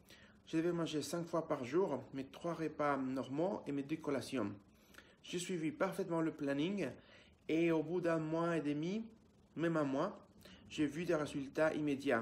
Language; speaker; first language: French; non-native, fluent; Spanish